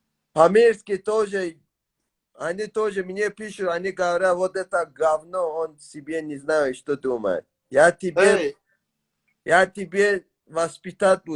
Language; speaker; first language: Russian; non-native, learner; Tajik